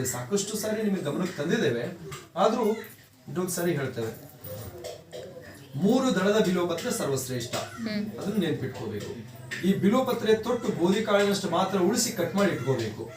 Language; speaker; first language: Kannada; native; Kannada